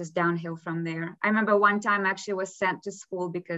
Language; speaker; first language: English; non-native, fluent; Ukrainian